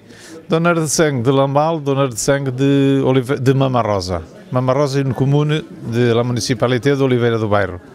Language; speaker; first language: French; non-native, learner; Portuguese